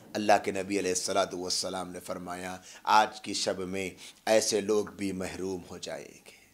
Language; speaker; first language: Urdu; native; Urdu